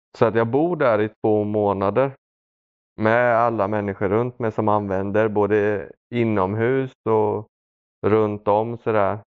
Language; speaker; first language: Swedish; early bilingual, other home language; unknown